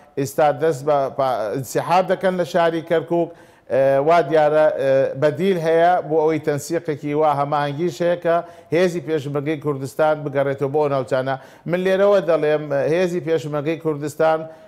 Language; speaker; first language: Central Kurdish; non-native, local second language; Turkish